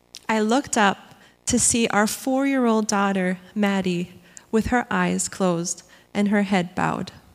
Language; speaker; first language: English; native; English